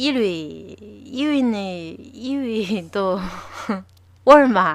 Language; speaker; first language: Korean; non-native, learner; Chinese